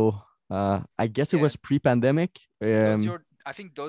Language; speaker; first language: English; non-native, fluent; French